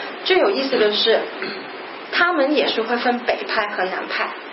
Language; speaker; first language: Chinese; non-native, local second language; Cantonese